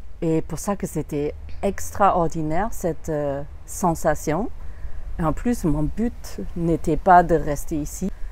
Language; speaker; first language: French; non-native, fluent; German